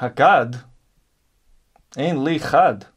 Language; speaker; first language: Hebrew; non-native, learner; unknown